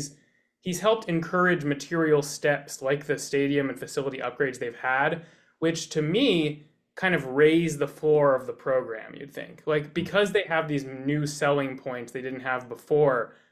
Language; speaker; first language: English; native; English